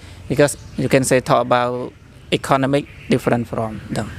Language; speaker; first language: English; non-native, learner; Khmer